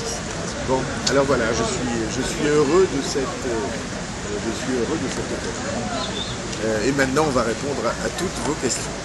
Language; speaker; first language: French; native; French